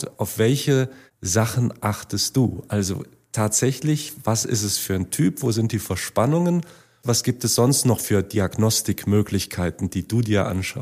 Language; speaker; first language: German; native; German